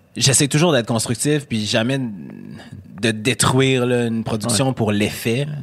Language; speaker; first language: French; native; French